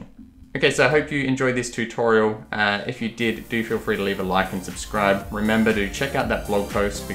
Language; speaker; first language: English; native; English